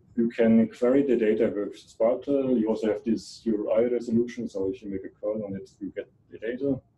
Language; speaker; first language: English; non-native, fluent; German